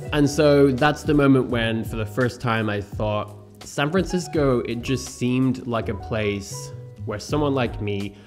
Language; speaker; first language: English; native; English